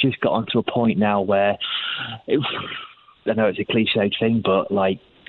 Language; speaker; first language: English; native; English